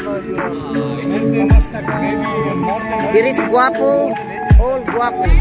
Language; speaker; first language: English; non-native, learner; Filipino